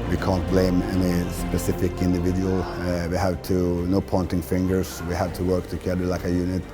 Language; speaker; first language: English; non-native, fluent; Swedish